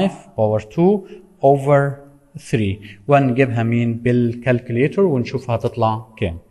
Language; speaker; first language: Arabic; native; Arabic